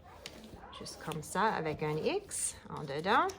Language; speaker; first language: French; non-native, learner; English